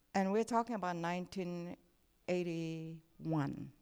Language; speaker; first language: English; non-native, fluent; Korean